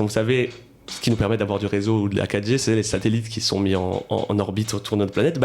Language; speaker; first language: French; native; French